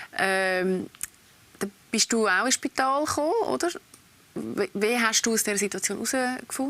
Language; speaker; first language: German; native; German